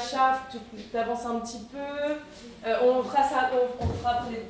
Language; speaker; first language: French; native; French